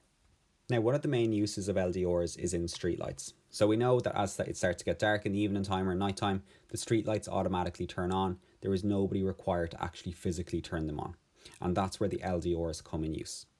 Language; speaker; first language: English; native; English